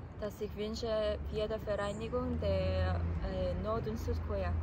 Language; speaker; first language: German; non-native, learner; Korean